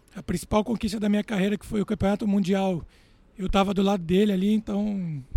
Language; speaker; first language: Portuguese; native; Portuguese